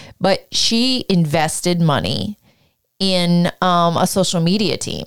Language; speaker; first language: English; native; English